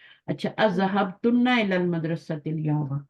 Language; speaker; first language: Arabic; non-native, fluent; Urdu